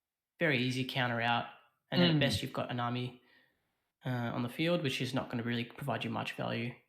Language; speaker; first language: English; native; English